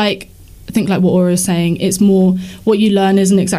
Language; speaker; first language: English; native; English